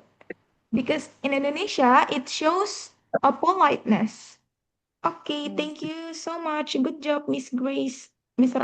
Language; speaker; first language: English; non-native, fluent; Indonesian